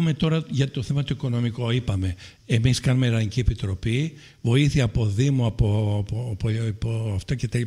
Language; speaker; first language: Greek; native; Greek